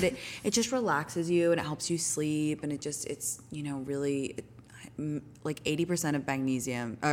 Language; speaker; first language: English; native; English